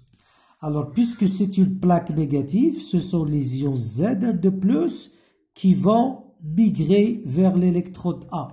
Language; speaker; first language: French; non-native, local second language; Arabic